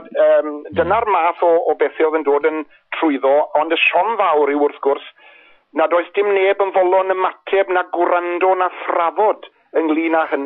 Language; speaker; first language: Welsh; native; Welsh